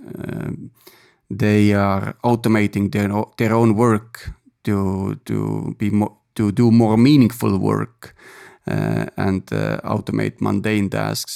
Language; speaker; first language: English; non-native, fluent; Estonian